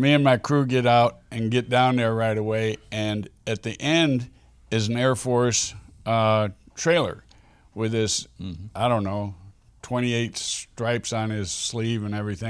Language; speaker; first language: English; native; English